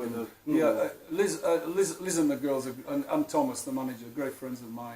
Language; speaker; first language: English; non-native, fluent; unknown